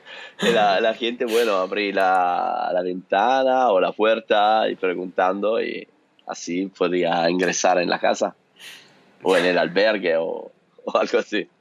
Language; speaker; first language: Spanish; non-native, fluent; Italian